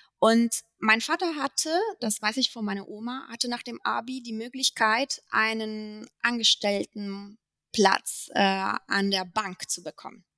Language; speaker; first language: German; non-native, fluent; Italian